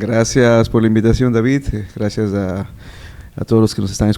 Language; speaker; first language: Spanish; native; Spanish